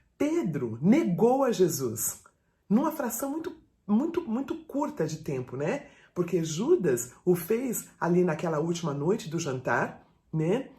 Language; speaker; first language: Portuguese; native; Portuguese